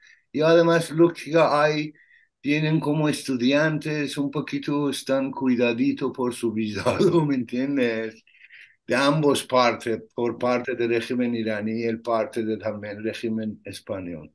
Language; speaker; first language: Spanish; non-native, learner; Persian